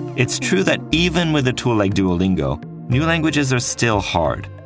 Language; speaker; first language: English; non-native, fluent; French